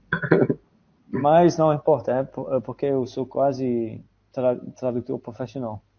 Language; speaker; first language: Portuguese; non-native, fluent; Dutch